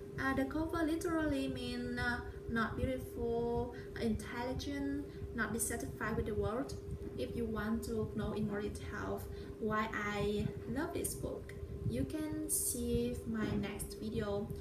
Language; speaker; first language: English; non-native, learner; Vietnamese